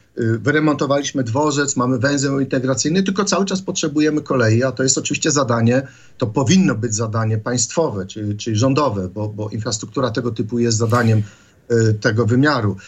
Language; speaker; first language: Polish; native; Polish